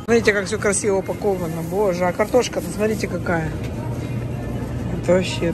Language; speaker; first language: Russian; native; Russian